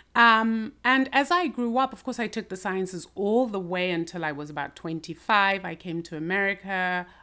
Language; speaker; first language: English; non-native, local second language; Shona